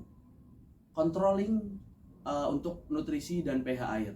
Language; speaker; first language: Indonesian; non-native, local second language; Javanese